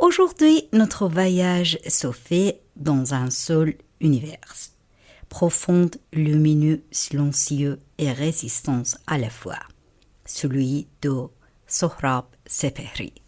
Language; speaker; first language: French; non-native, fluent; Persian